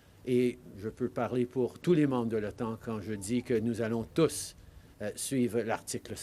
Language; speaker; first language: French; native; French